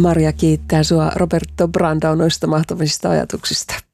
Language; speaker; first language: Finnish; native; Finnish